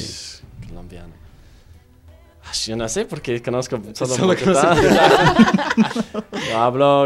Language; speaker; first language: Spanish; non-native, fluent; English